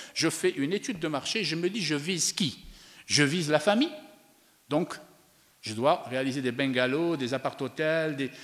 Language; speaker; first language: French; non-native, local second language; Arabic